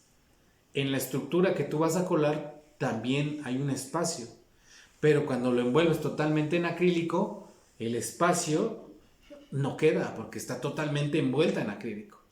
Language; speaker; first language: Spanish; native; Spanish